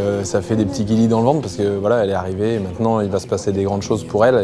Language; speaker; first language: French; native; French